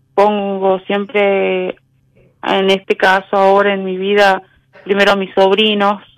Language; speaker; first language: Spanish; native; Spanish